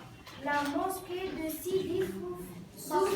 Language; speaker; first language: French; non-native, learner; Arabic